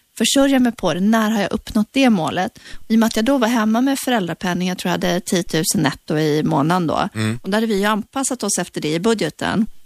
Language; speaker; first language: Swedish; native; Swedish